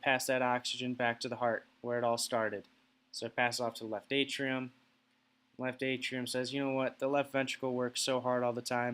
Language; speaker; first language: English; native; English